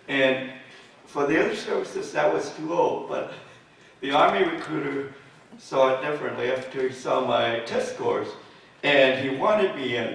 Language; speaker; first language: English; native; English